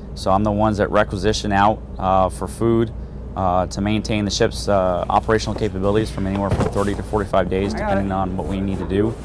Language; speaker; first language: English; native; English